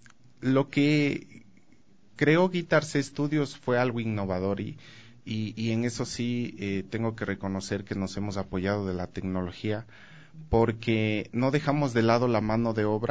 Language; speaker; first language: Spanish; native; Spanish